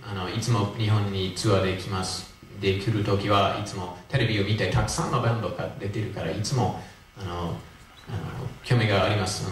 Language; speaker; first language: Japanese; non-native, fluent; English